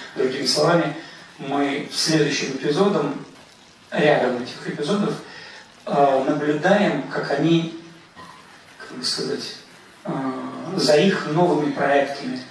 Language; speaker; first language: Russian; native; Russian